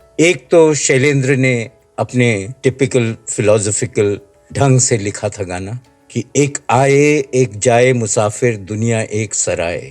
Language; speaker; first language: Hindi; native; Hindi